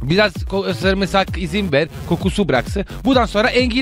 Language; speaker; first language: Turkish; non-native, learner; Italian